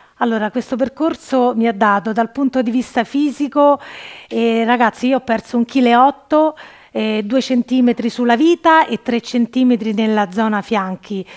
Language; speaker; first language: Italian; native; Italian